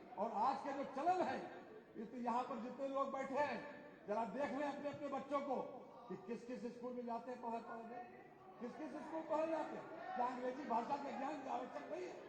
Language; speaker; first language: Hindi; native; Hindi